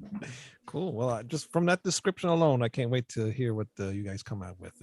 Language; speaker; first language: English; native; English